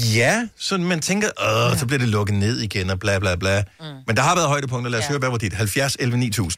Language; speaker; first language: Danish; native; Danish